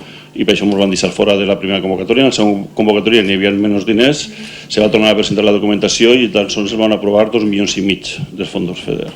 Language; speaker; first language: Catalan; native; Catalan